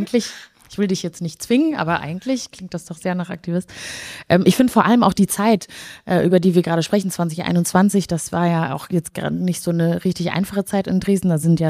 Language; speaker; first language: German; native; German